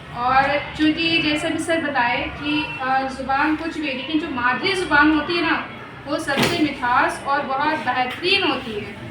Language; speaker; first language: Urdu; native; Urdu